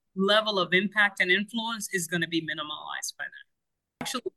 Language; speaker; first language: English; non-native, fluent; Spanish